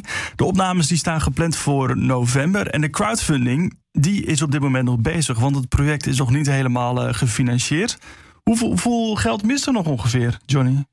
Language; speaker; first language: Dutch; native; Dutch